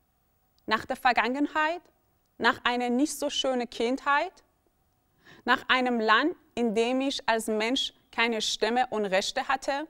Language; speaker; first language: German; early bilingual, other home language; Persian